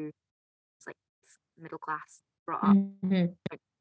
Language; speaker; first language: English; native; English